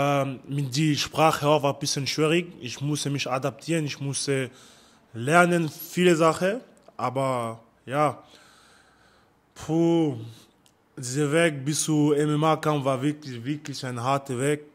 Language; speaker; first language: German; non-native, learner; French